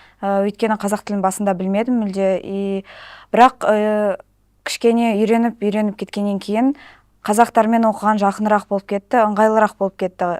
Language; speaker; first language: Kazakh; non-native, local second language; Russian